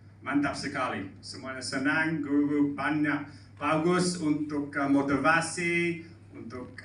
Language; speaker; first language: Indonesian; non-native, learner; English